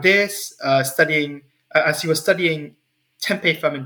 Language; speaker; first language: English; non-native, local second language; Cantonese